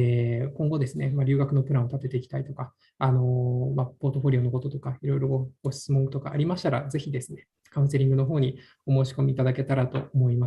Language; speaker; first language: Japanese; native; Japanese